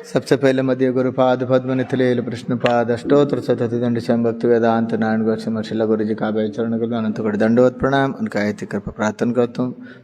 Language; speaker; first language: Hindi; non-native, local second language; Kannada